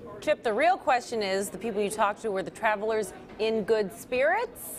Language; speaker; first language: English; native; English